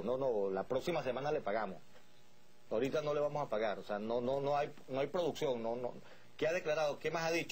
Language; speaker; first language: Spanish; native; Spanish